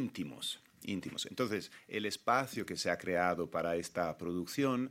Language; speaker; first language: Spanish; non-native, fluent; Italian